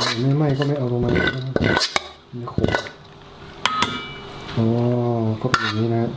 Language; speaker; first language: Thai; native; Thai